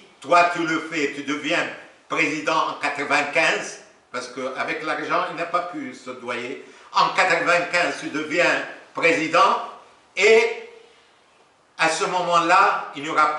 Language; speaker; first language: French; non-native, local second language; Arabic